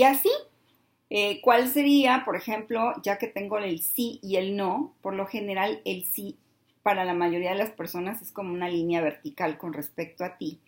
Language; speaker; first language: Spanish; native; Spanish